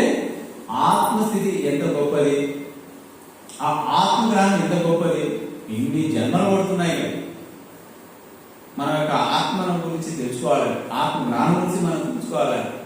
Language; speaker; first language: Telugu; native; Telugu